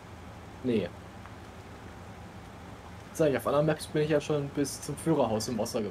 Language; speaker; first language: German; native; German